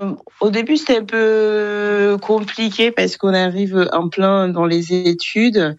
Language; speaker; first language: French; non-native, local second language; Kinyarwanda